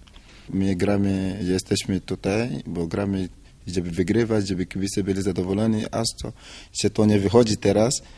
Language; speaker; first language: Polish; non-native, learner; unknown